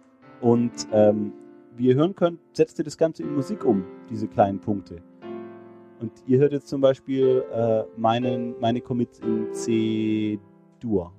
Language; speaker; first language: German; native; German